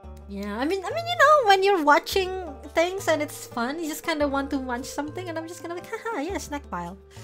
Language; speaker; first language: English; non-native, fluent; Indonesian